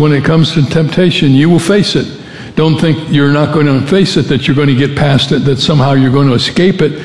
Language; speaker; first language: English; native; English